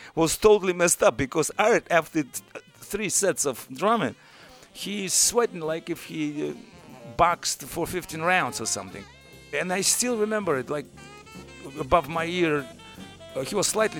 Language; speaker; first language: English; non-native, fluent; Russian